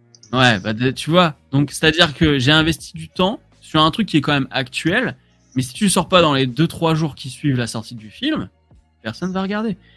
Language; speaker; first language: French; native; French